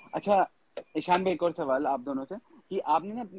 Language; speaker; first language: Hindi; native; Hindi